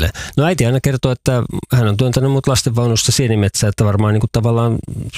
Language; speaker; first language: Finnish; native; Finnish